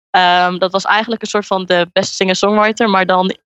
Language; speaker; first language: Dutch; native; Dutch